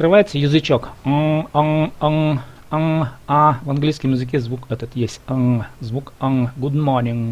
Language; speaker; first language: Russian; native; Russian